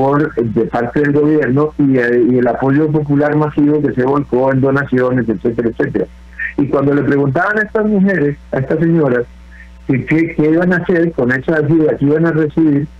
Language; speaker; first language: Spanish; native; Spanish